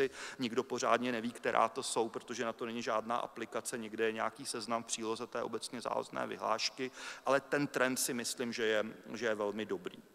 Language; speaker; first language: Czech; native; Czech